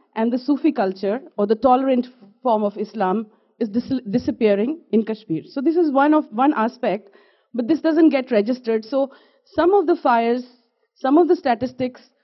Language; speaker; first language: English; non-native, local second language; Kashmiri